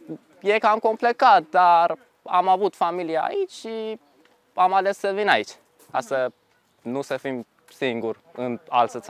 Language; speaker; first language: Romanian; non-native, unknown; Persian